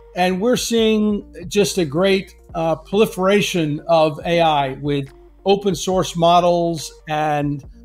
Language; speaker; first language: English; native; English